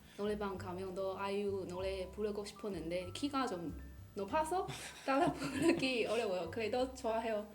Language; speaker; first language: Korean; non-native, learner; Chinese